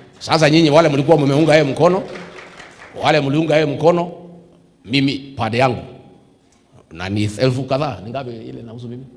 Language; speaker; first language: Swahili; non-native, local second language; Kikuyu